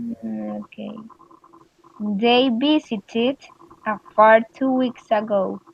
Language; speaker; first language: English; non-native, learner; Spanish